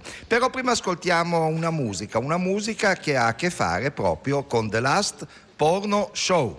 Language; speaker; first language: Italian; native; Italian